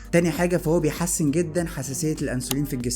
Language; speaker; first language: Arabic; native; Arabic